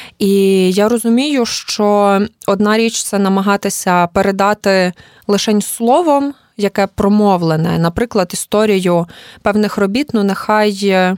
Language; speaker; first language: Ukrainian; native; Ukrainian